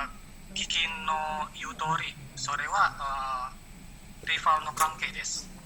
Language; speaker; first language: Japanese; non-native, learner; Indonesian